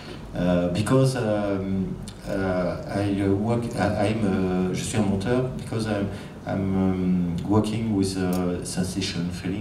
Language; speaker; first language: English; non-native, learner; French